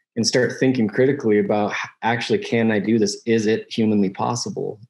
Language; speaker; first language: English; native; English